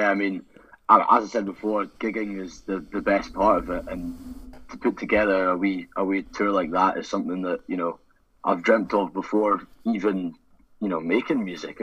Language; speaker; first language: English; native; English